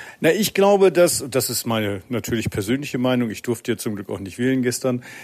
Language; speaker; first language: German; native; German